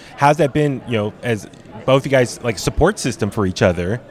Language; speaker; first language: English; native; English